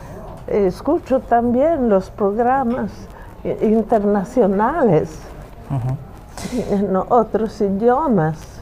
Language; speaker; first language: Spanish; non-native, fluent; Italian